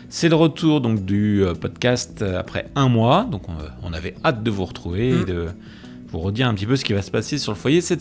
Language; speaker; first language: French; native; French